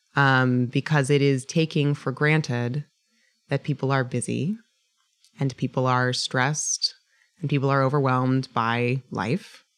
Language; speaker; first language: English; native; English